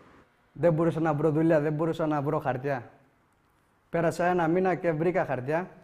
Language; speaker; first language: Greek; non-native, learner; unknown